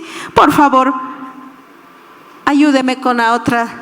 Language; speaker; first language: Spanish; native; Spanish